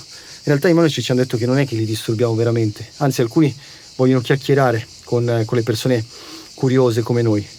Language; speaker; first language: Italian; native; Italian